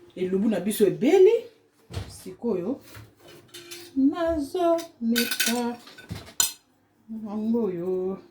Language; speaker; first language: Lingala; non-native, local second language; Kongo